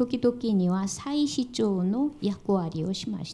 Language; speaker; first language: Japanese; non-native, fluent; Korean